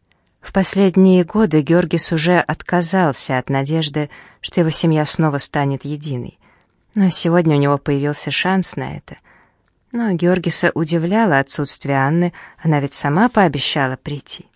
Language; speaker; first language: Russian; native; Russian